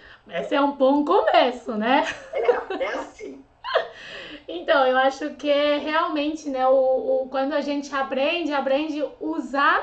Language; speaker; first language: Portuguese; non-native, fluent; Chinese